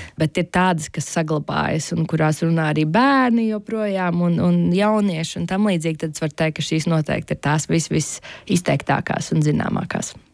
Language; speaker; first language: Latvian; native; Latvian